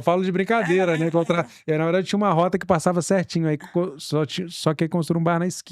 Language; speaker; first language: Portuguese; native; Portuguese